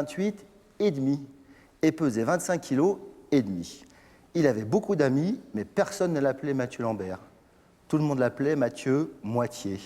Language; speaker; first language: French; native; French